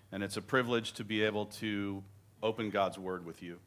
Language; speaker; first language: English; native; English